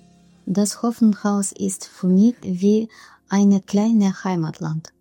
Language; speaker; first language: German; non-native, learner; Russian